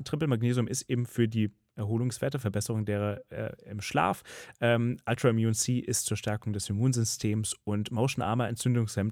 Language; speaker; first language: German; native; German